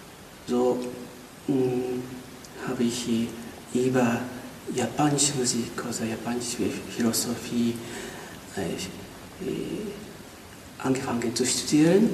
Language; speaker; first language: German; non-native, fluent; Japanese